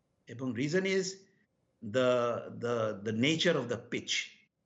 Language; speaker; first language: English; non-native, local second language; Bangla